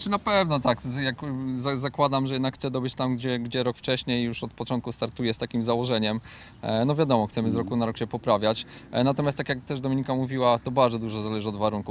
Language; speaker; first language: Polish; native; Polish